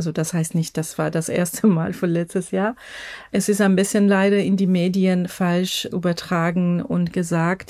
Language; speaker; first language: German; non-native, fluent; Persian